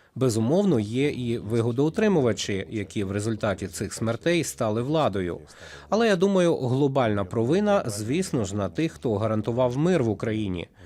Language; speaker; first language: Ukrainian; non-native, local second language; Russian